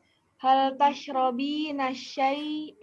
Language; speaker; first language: Arabic; non-native, learner; Indonesian